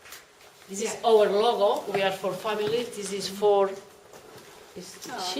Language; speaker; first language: English; non-native, learner; Catalan